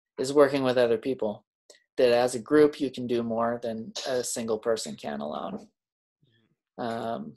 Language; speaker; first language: English; native; English